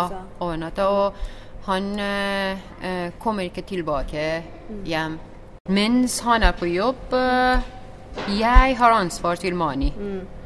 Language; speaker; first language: Norwegian; non-native, learner; Persian